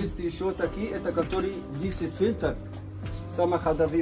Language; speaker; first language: Russian; non-native, learner; Arabic